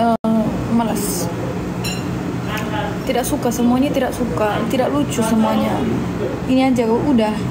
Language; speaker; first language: Indonesian; non-native, fluent; Turkish